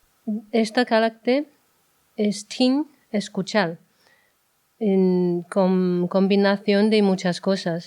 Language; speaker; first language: Spanish; non-native, learner; Chinese